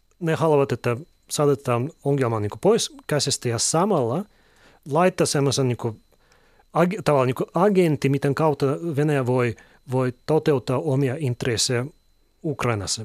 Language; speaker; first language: Finnish; non-native, fluent; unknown